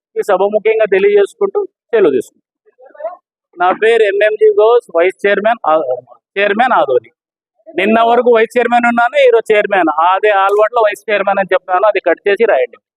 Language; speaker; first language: Telugu; non-native, local second language; Urdu